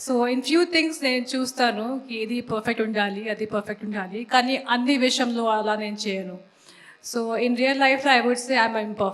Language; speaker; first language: Telugu; non-native, fluent; Hindi